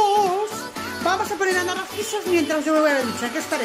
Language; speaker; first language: Spanish; native; Spanish